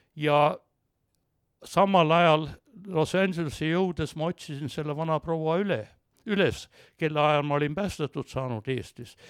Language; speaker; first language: Estonian; early bilingual, heritage; Estonian